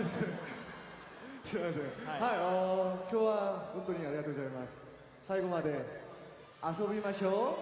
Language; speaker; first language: Japanese; non-native, learner; Korean